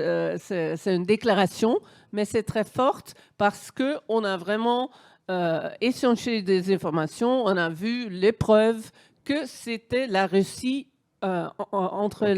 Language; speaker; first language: French; non-native, fluent; Dutch